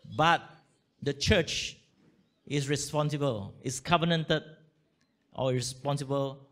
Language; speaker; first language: English; non-native, local second language; Malay